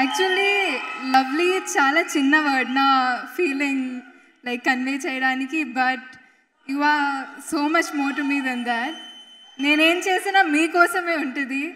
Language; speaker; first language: Telugu; non-native, fluent; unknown